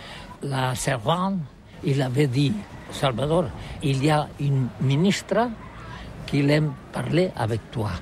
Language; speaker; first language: French; non-native, learner; Catalan